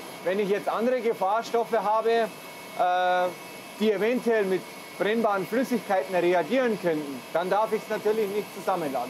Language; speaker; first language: German; native; German